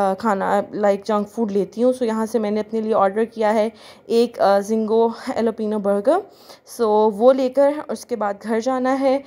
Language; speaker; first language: Urdu; native; Urdu